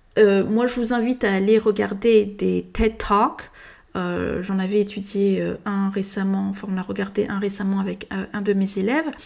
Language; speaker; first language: French; early bilingual, heritage; French